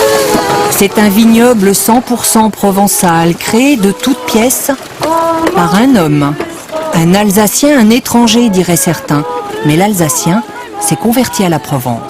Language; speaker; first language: French; native; French